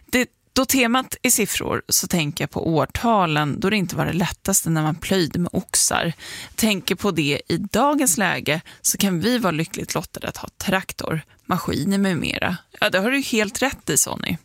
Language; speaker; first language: Swedish; native; Swedish